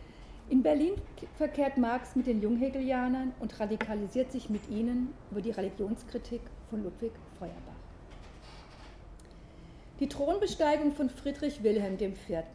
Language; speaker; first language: German; native; German